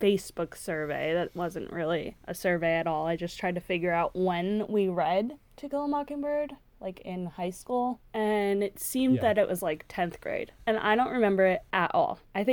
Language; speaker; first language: English; native; English